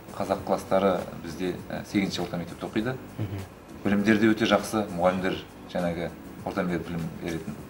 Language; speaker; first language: Kazakh; native; Kazakh